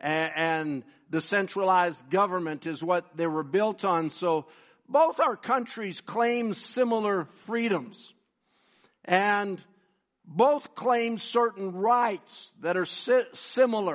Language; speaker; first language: English; native; English